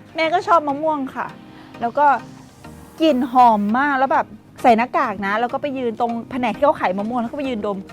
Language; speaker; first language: Thai; native; Thai